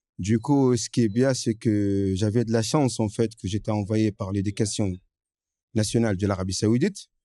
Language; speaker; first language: French; non-native, fluent; Arabic